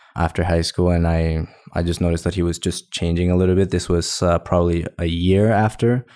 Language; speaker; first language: English; early bilingual, other home language; Spanish